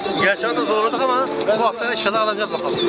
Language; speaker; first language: Turkish; native; Turkish